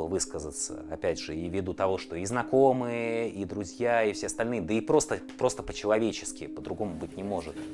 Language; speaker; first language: Russian; native; Russian